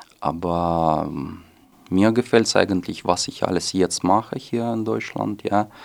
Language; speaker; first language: German; non-native, fluent; Russian